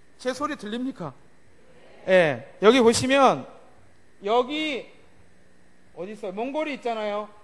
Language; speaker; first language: Korean; native; Korean